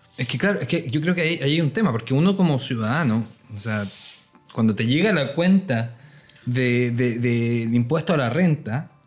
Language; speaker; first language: Spanish; native; Spanish